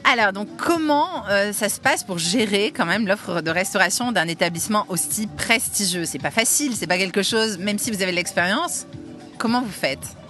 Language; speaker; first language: French; native; French